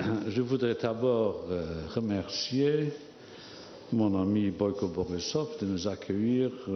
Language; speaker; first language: French; non-native, local second language; Luxembourgish